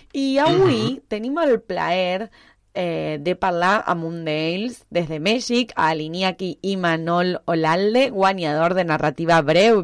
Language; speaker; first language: Catalan; non-native, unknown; Spanish